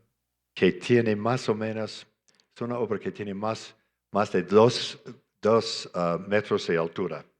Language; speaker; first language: Spanish; non-native, fluent; English